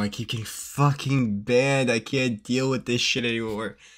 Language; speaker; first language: English; early bilingual, other home language; Turkish